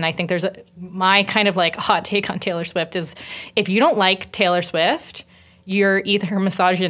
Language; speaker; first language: English; native; English